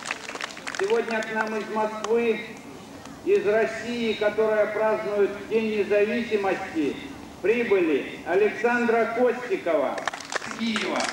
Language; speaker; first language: Russian; native; Russian